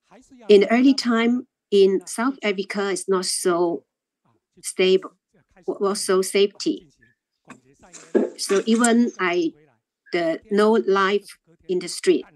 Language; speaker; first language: English; non-native, learner; Chinese